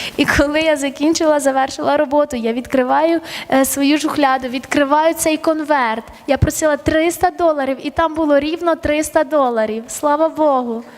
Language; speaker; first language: Ukrainian; early bilingual, other home language; Armenian